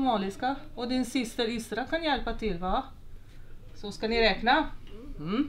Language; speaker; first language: Swedish; non-native, fluent; Slovenian